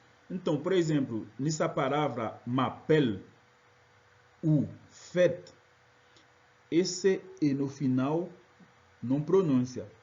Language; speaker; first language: Portuguese; non-native, fluent; French